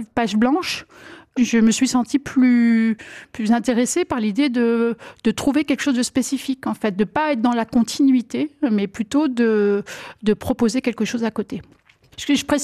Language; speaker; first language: French; native; French